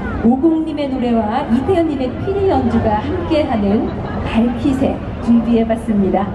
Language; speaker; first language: Korean; native; Korean